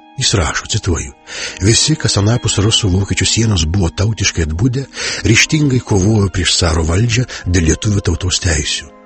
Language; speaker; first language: Lithuanian; native; Lithuanian